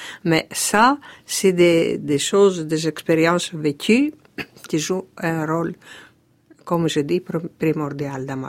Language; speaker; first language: French; non-native, fluent; Greek